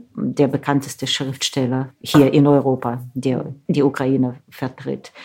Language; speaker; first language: German; non-native, fluent; Ukrainian